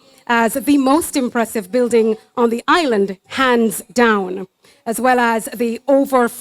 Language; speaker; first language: English; native; English